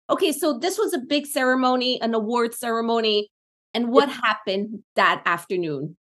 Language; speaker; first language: English; non-native, local second language; French